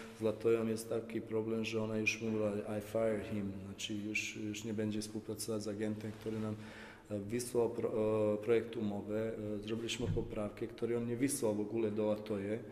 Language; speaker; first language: Polish; non-native, fluent; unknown